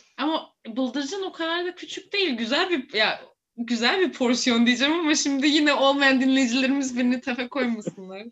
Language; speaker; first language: Turkish; native; Turkish